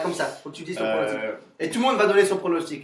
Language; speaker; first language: French; native; French